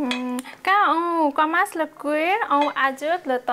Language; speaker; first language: French; non-native, learner; Nepali